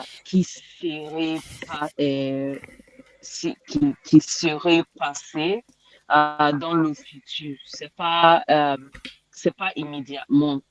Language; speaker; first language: French; non-native, learner; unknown